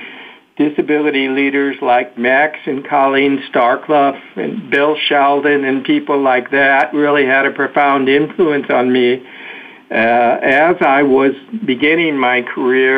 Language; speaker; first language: English; native; English